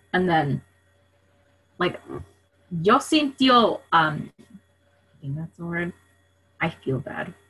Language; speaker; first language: English; native; English